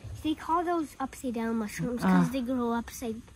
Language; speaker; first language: English; native; English